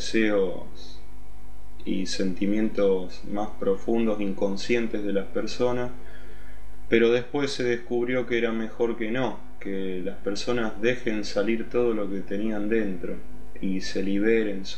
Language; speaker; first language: Spanish; native; Spanish